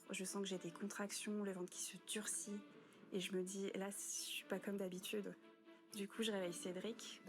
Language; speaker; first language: French; native; French